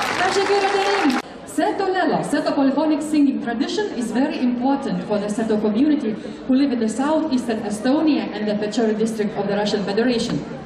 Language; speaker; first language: English; non-native, fluent; Lithuanian